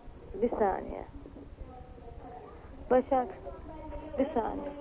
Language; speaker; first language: Turkish; native; Turkish